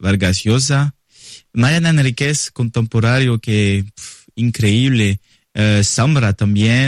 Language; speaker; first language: Spanish; non-native, learner; French